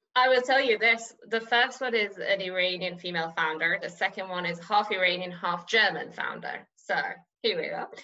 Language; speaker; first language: English; non-native, fluent; Persian